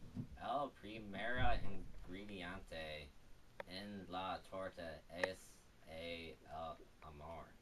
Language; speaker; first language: Spanish; non-native, learner; English